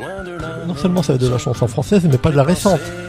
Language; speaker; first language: French; native; French